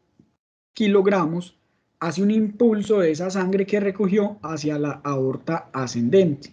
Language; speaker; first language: Spanish; native; Spanish